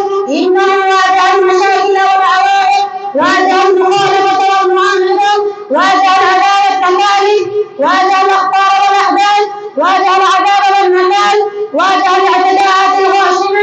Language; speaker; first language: Arabic; non-native, learner; Urdu